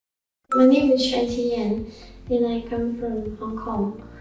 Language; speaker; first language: English; non-native, learner; Cantonese